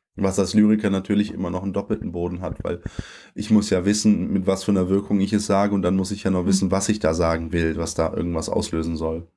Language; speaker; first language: German; native; German